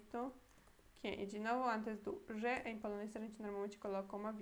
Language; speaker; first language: Portuguese; non-native, fluent; Polish